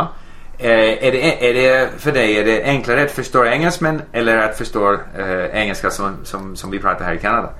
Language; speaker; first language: Swedish; non-native, fluent; English